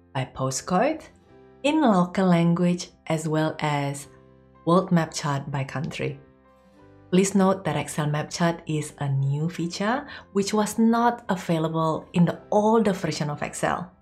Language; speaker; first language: English; non-native, fluent; Indonesian